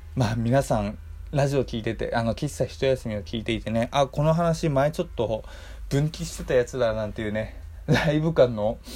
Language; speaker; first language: Japanese; native; Japanese